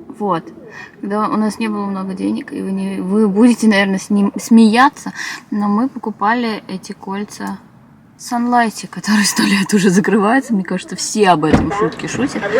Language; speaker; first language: Russian; native; Russian